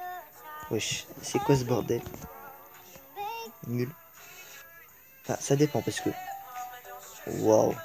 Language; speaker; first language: French; native; French